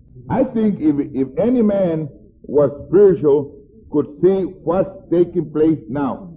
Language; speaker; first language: English; non-native, fluent; Spanish